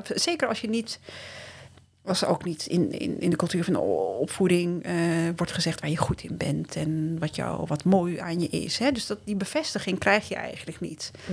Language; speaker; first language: Dutch; early bilingual, other home language; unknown